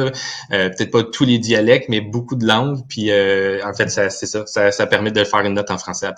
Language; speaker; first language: French; native; French